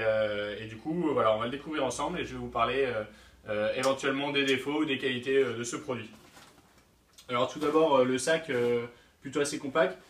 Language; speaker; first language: French; native; French